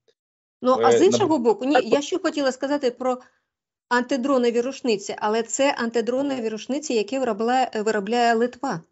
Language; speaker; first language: Ukrainian; native; Ukrainian